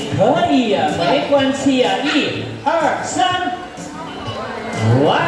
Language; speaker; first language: Chinese; non-native, learner; Thai